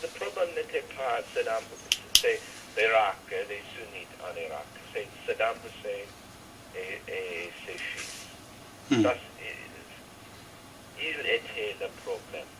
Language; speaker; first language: French; non-native, fluent; English